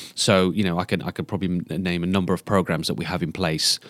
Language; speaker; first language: English; native; English